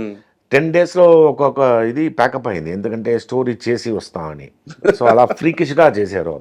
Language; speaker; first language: Telugu; non-native, fluent; Tamil